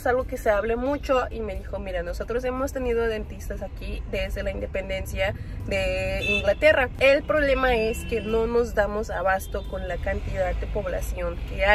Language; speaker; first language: Spanish; native; Spanish